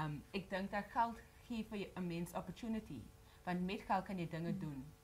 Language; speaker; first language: Afrikaans; non-native, learner; English